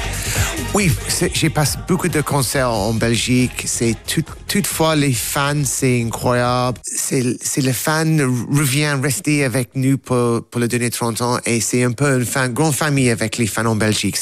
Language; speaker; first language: French; non-native, learner; English